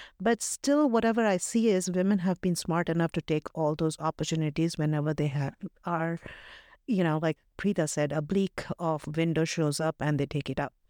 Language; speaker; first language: English; non-native, local second language; Hindi